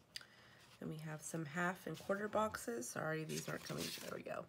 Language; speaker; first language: English; native; English